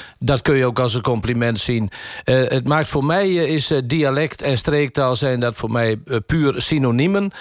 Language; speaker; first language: Dutch; native; Dutch